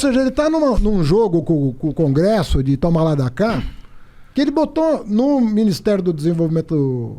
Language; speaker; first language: Portuguese; native; Portuguese